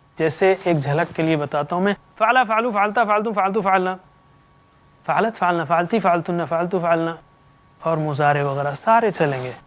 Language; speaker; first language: Urdu; native; Urdu